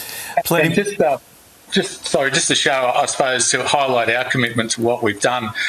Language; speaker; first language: English; native; English